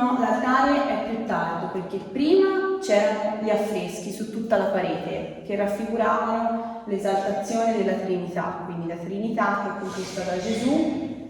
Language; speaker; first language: Italian; native; Italian